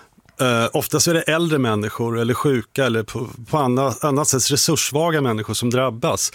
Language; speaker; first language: Swedish; native; Swedish